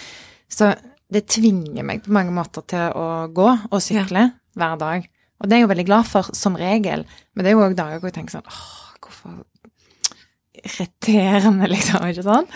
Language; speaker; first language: Norwegian; native; Norwegian